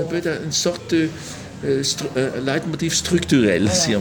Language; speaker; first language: French; non-native, local second language; German